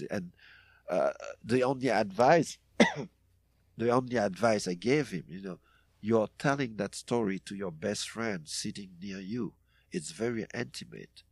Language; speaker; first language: English; non-native, fluent; French